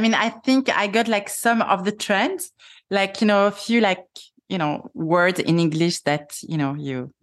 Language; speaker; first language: English; non-native, fluent; French